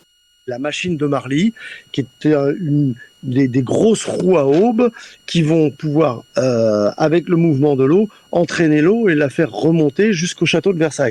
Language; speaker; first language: French; native; French